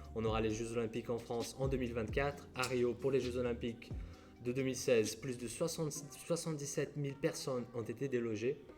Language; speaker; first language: French; non-native, fluent; Portuguese